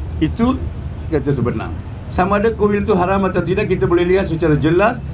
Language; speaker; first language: Malay; non-native, local second language; Tamil